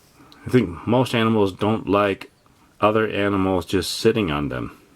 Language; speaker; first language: English; native; English